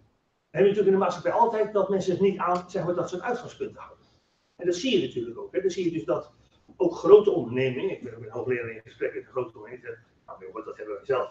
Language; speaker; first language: Dutch; native; Dutch